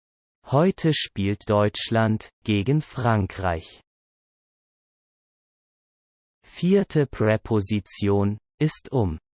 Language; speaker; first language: German; non-native, learner; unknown